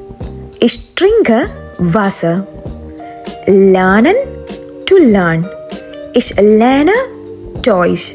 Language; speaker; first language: German; non-native, fluent; Malayalam